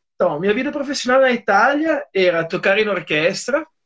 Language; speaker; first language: Portuguese; non-native, fluent; Italian